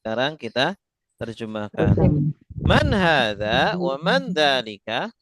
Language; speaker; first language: Indonesian; native; Indonesian